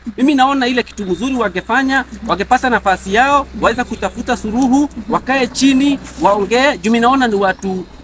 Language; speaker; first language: Swahili; non-native, local second language; Kikuyu